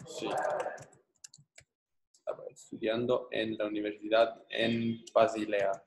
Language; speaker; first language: Spanish; non-native, learner; English